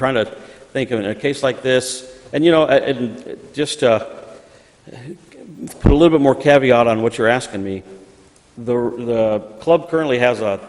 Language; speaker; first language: English; native; English